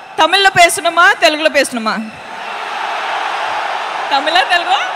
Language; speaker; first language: Tamil; non-native, learner; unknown